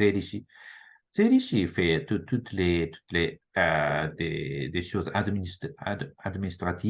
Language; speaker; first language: French; non-native, fluent; Japanese